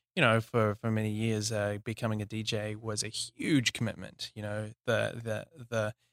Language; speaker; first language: English; native; English